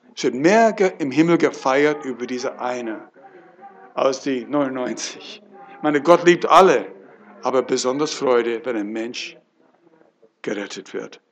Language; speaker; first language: German; non-native, fluent; English